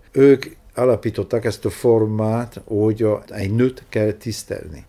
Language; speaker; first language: Hungarian; non-native, fluent; French